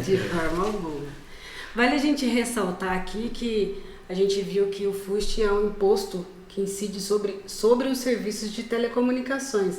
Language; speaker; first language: Portuguese; native; Portuguese